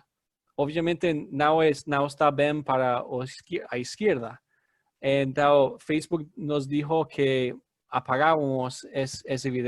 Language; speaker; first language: Spanish; non-native, fluent; English